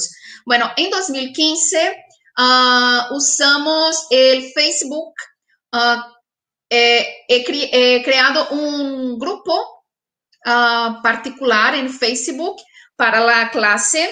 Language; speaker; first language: Spanish; non-native, fluent; Portuguese